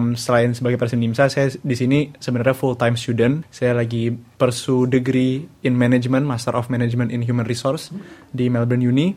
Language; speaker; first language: Indonesian; native; Indonesian